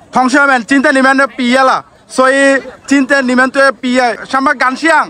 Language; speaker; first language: Chinese; non-native, learner; Bangla